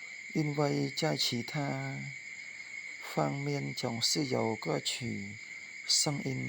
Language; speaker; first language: Chinese; non-native, learner; Khmer